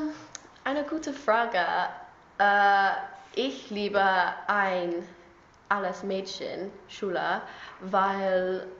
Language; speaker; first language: German; non-native, learner; English